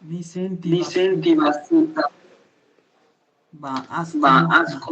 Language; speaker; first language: Italian; non-native, fluent; Bangla